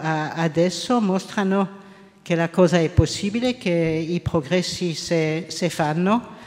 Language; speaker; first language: Italian; non-native, local second language; French